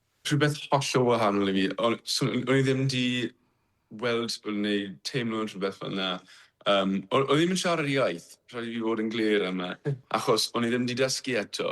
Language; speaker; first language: Welsh; non-native, learner; English